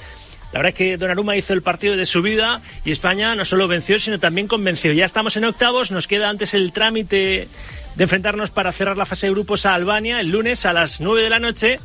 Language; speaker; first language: Spanish; native; Spanish